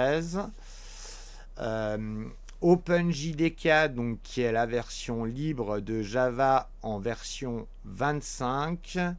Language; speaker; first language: French; native; French